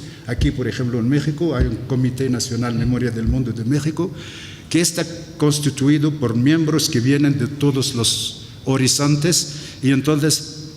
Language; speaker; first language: Spanish; non-native, fluent; Arabic